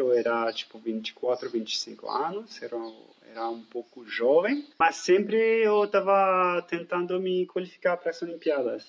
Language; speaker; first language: Portuguese; non-native, fluent; French